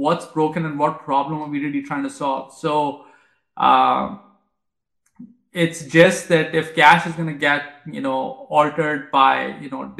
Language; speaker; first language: English; non-native, local second language; Hindi